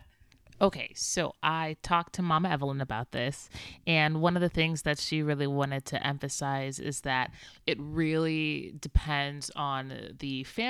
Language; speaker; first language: English; native; English